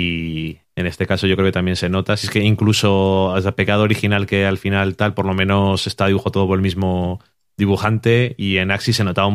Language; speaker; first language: Spanish; native; Spanish